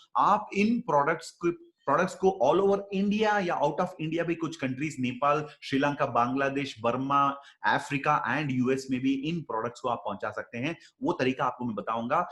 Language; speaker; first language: Hindi; non-native, local second language; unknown